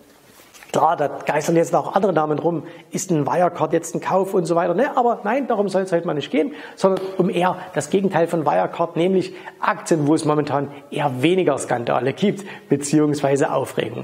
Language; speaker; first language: German; native; German